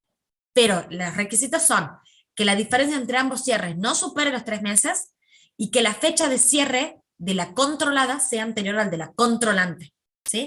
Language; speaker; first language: Spanish; native; Spanish